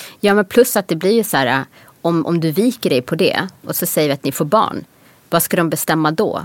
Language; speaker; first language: Swedish; native; Swedish